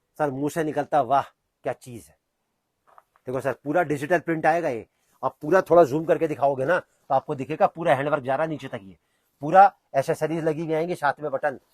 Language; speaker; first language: Hindi; native; Hindi